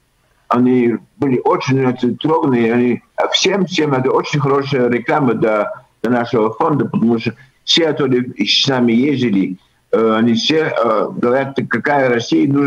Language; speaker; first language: Russian; early bilingual, heritage; Russian